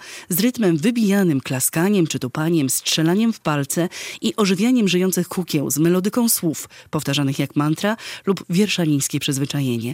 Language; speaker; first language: Polish; native; Polish